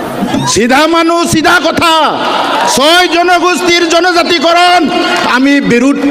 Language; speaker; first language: Assamese; non-native, local second language; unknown